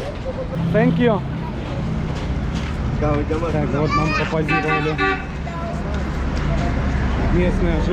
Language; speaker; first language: Russian; native; Russian